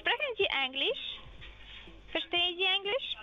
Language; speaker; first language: German; non-native, learner; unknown